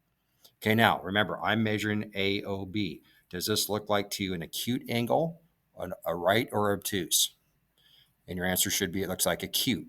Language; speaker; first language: English; native; English